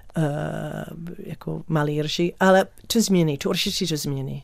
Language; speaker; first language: Czech; non-native, learner; English